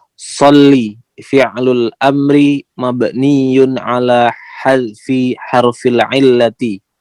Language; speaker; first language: Arabic; non-native, learner; Indonesian